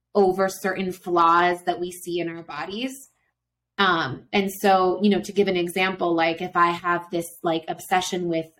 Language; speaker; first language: English; native; English